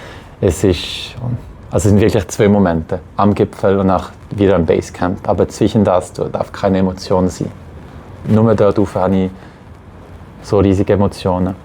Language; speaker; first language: German; non-native, local second language; French